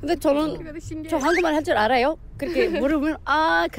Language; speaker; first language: Korean; non-native, fluent; Turkish